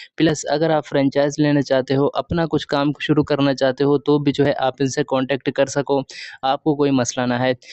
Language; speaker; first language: Urdu; non-native, local second language; Punjabi